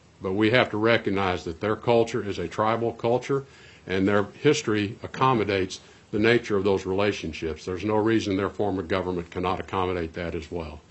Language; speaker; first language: English; native; English